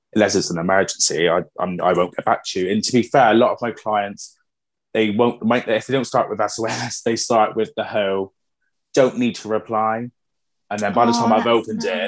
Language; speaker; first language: English; native; English